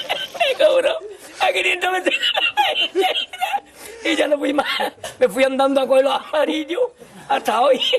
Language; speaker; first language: Spanish; native; Spanish